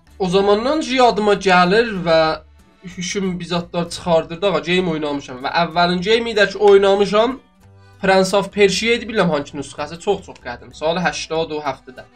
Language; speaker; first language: Azerbaijani; native; Azerbaijani